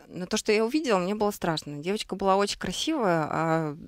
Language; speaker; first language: Russian; native; Russian